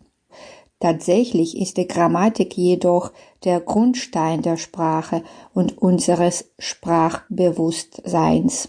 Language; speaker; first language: German; non-native, fluent; Belarusian